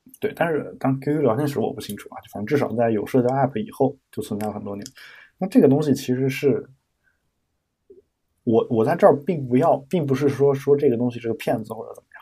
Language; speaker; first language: Chinese; native; Chinese